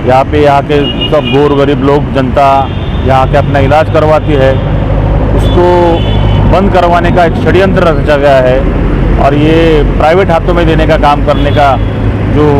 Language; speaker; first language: Hindi; non-native, local second language; Marathi